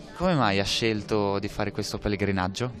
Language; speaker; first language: Italian; native; Italian